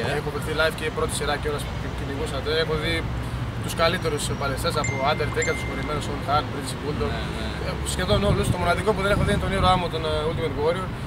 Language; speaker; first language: Greek; early bilingual, heritage; Greek